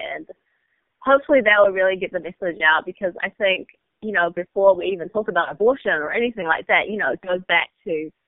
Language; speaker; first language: English; native; English